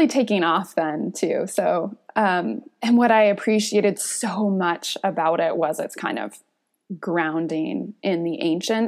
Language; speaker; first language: English; native; English